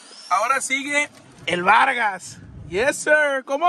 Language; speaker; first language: Spanish; early bilingual, heritage; Spanish